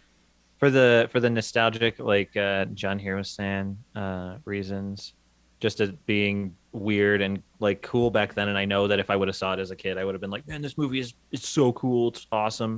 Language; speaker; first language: English; native; English